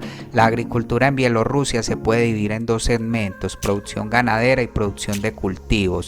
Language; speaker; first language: Spanish; native; Spanish